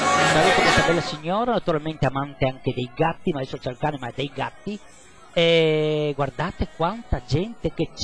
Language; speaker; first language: Italian; native; Italian